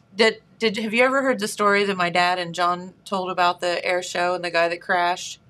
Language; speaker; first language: English; native; English